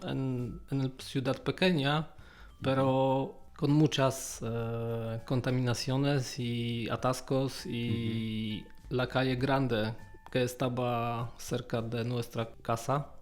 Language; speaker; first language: Spanish; non-native, learner; Polish